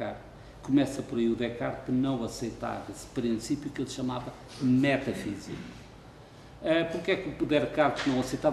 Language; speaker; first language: Portuguese; native; Portuguese